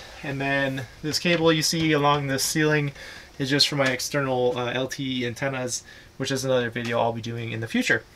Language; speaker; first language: English; native; English